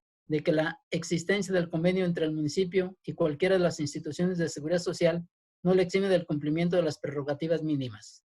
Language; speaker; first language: Spanish; native; Spanish